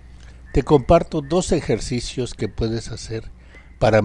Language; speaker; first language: Spanish; native; Spanish